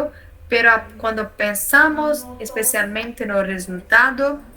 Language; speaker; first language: Spanish; non-native, learner; Portuguese